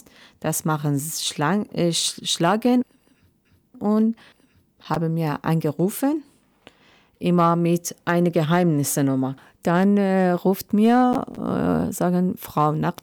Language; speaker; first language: German; non-native, learner; Persian